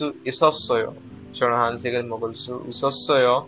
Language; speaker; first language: Korean; non-native, fluent; Hindi